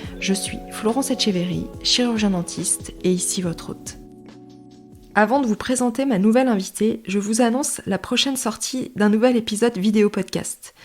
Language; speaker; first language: French; native; French